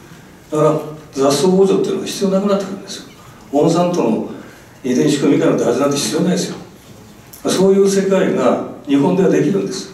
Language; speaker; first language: Japanese; native; Japanese